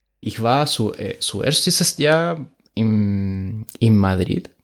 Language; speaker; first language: German; non-native, fluent; Spanish